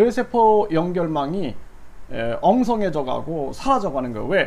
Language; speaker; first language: Korean; native; Korean